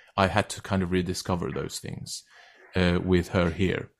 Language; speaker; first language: English; non-native, fluent; Turkish